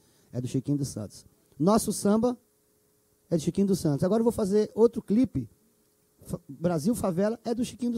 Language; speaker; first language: Portuguese; native; Portuguese